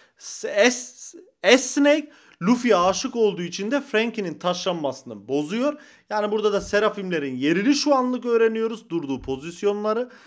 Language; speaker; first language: Turkish; early bilingual, heritage; Turkish